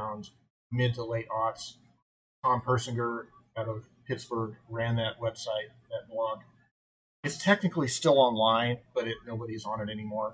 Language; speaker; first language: English; native; English